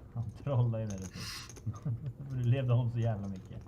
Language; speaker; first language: Swedish; native; Swedish